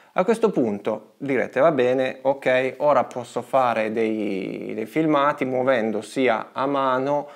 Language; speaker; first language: Italian; native; Italian